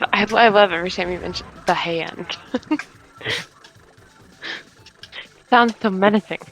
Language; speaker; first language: English; native; English